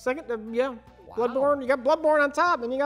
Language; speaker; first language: English; native; English